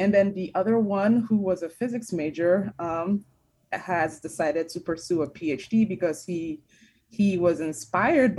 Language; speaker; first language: English; non-native, local second language; Igbo